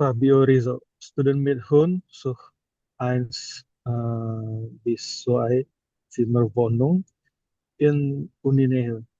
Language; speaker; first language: German; non-native, learner; Indonesian